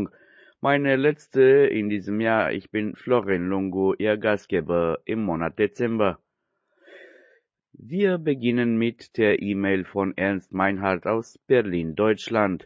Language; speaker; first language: German; non-native, fluent; Romanian